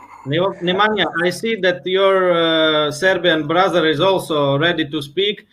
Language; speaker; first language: English; non-native, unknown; Latvian